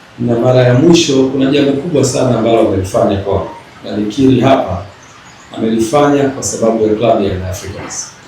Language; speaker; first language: Swahili; native; Swahili